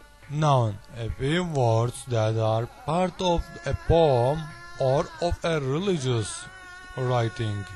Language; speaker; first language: English; non-native, learner; Turkish